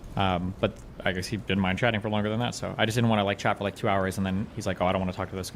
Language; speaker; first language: English; native; English